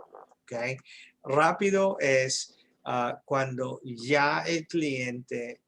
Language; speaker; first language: Spanish; early bilingual, heritage; English